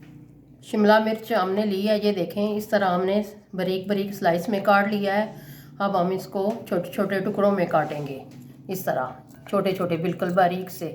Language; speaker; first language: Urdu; non-native, local second language; Punjabi